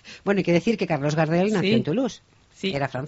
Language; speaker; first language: Spanish; native; Spanish